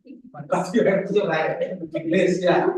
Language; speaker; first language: English; non-native, fluent; Indonesian